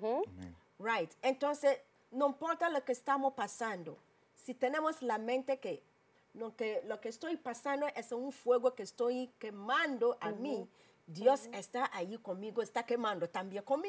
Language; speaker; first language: Spanish; non-native, learner; English